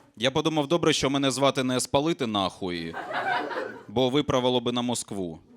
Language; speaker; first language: Ukrainian; non-native, local second language; Russian